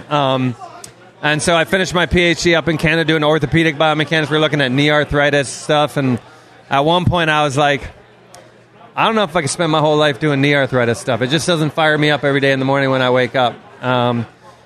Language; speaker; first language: English; native; English